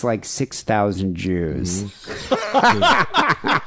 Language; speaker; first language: English; native; English